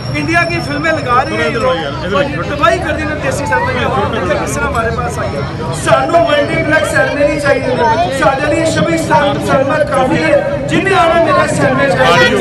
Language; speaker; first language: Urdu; non-native, local second language; Punjabi